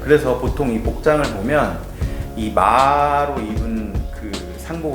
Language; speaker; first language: Korean; native; Korean